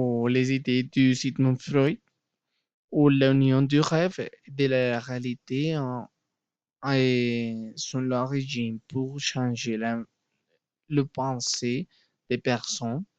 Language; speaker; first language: French; non-native, learner; Spanish